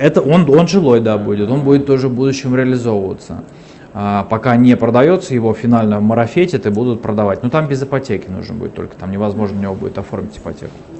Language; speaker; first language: Russian; native; Russian